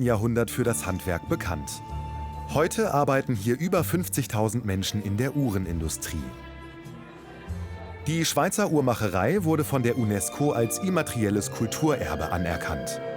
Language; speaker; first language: German; native; German